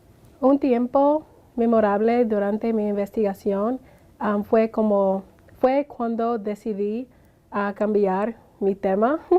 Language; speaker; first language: Spanish; non-native, fluent; English